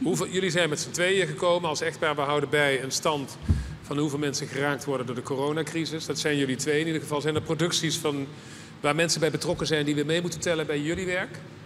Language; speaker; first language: Dutch; native; Dutch